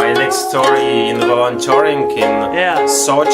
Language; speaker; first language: English; non-native, learner; Russian